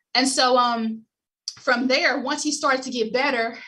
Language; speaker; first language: English; native; English